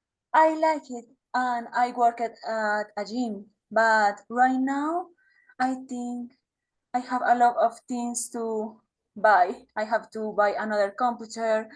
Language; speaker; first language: English; non-native, learner; Spanish